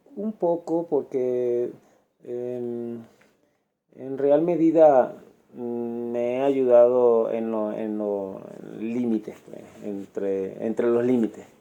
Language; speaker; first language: Spanish; native; Spanish